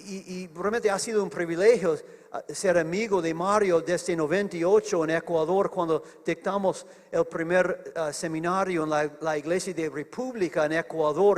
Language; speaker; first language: Spanish; non-native, fluent; English